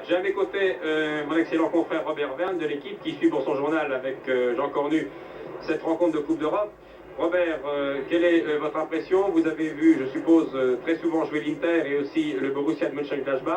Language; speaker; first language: French; native; French